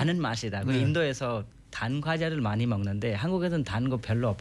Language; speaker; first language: Korean; non-native, fluent; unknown